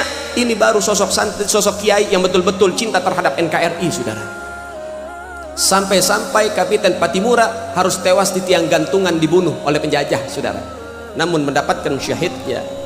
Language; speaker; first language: Indonesian; native; Indonesian